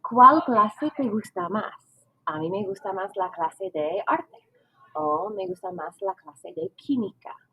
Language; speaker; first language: Spanish; non-native, fluent; English